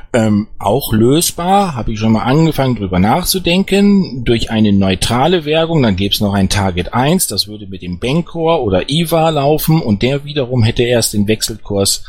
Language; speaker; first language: German; native; German